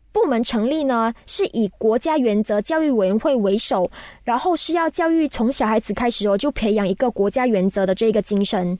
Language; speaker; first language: Chinese; native; Chinese